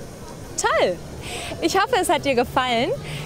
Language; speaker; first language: German; native; German